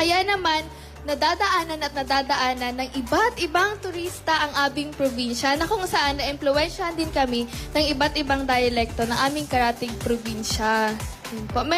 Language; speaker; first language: Filipino; non-native, local second language; Masbatenyo